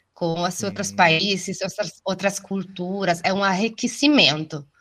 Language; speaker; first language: Portuguese; non-native, fluent; Italian